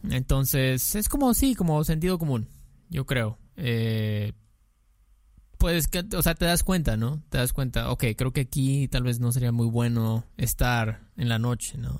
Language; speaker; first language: Spanish; native; Spanish